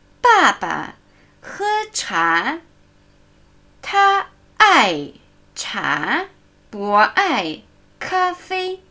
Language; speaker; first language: Chinese; non-native, fluent; German